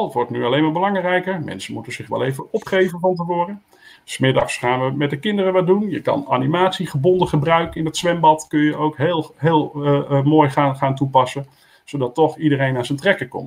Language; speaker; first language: Dutch; native; Dutch